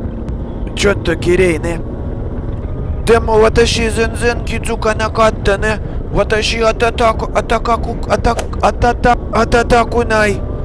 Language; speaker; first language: Japanese; non-native, learner; Russian